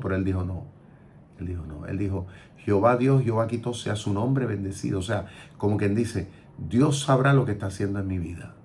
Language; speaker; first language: Spanish; native; Spanish